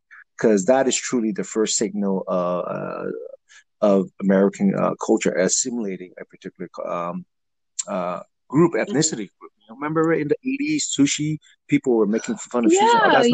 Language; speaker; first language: English; early bilingual, other home language; Vietnamese